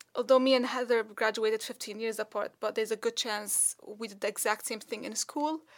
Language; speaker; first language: English; non-native, fluent; Arabic